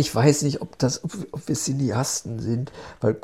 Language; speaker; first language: German; native; German